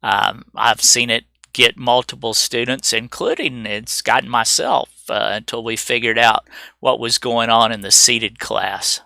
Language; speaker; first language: English; native; English